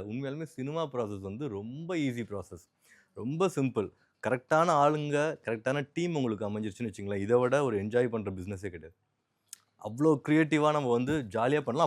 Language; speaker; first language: Tamil; native; Tamil